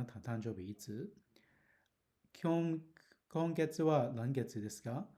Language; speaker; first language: Japanese; non-native, learner; Cantonese